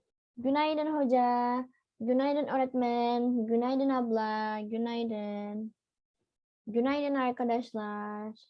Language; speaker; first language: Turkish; non-native, learner; Indonesian